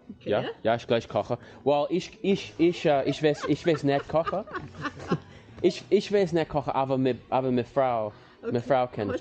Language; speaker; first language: German; non-native, learner; English